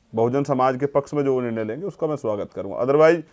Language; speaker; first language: Hindi; native; Hindi